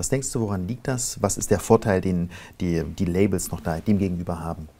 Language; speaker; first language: German; native; German